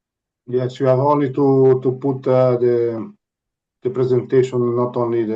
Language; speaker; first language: English; non-native, learner; Italian